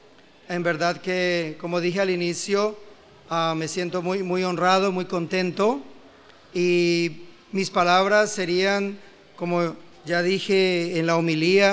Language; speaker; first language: Spanish; native; Spanish